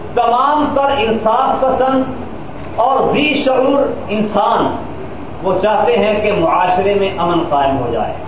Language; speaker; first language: Urdu; non-native, local second language; Punjabi